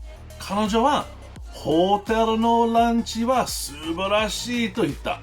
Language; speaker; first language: Japanese; non-native, learner; English